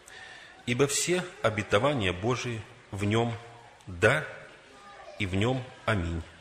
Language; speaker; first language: Russian; native; Russian